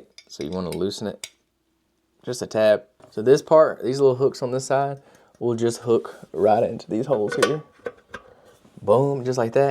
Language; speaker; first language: English; native; English